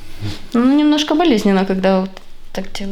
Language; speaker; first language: Russian; native; Russian